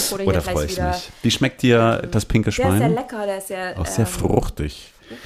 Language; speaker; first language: German; native; German